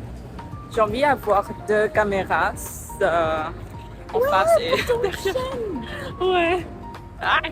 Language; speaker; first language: French; non-native, learner; Thai